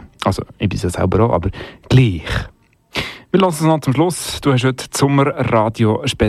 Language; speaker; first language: German; native; German